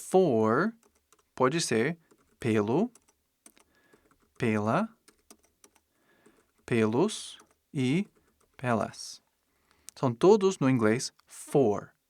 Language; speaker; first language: Portuguese; non-native, fluent; English